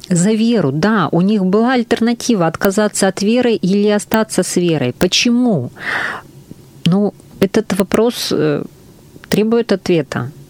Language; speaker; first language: Russian; native; Russian